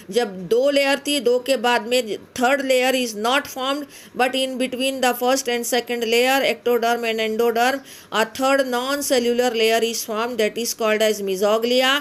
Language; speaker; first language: Hindi; native; Hindi